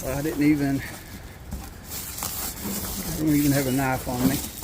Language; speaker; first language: English; native; English